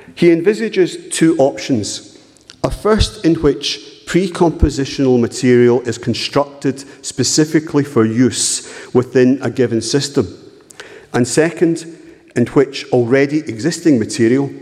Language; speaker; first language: English; native; English